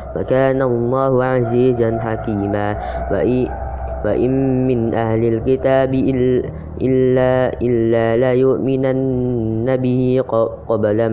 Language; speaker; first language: Arabic; non-native, learner; Indonesian